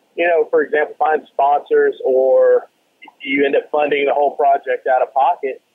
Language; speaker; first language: English; native; English